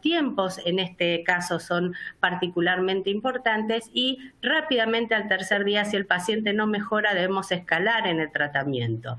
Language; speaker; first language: Spanish; native; Spanish